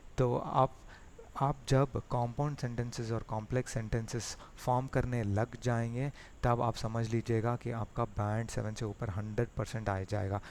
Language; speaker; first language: Hindi; native; Hindi